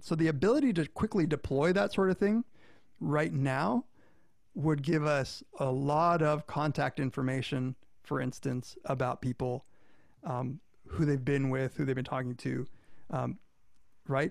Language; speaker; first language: English; native; English